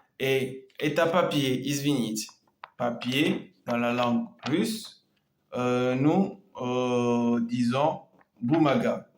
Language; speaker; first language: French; non-native, local second language; Comorian